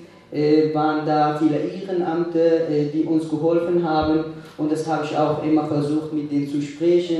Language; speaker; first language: German; non-native, fluent; Kurdish